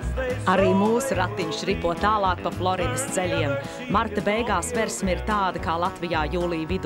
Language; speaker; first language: Latvian; native; Latvian